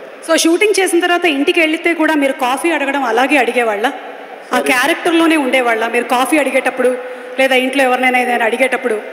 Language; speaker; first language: Telugu; native; Telugu